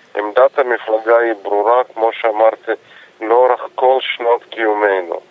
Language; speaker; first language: Hebrew; non-native, fluent; Russian